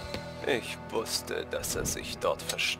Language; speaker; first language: German; native; German